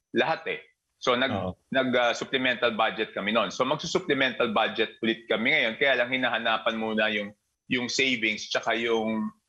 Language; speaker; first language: Filipino; native; Filipino